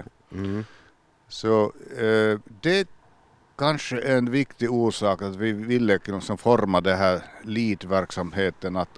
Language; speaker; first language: Swedish; non-native, local second language; Finnish